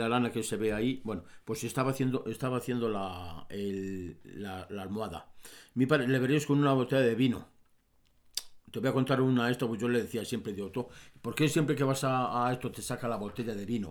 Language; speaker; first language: Spanish; native; Spanish